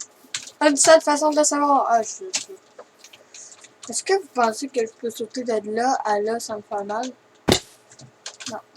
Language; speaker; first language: French; native; French